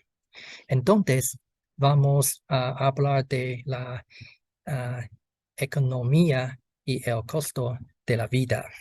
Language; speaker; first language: Spanish; non-native, learner; Chinese